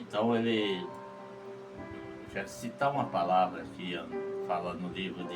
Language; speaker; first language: Portuguese; native; Portuguese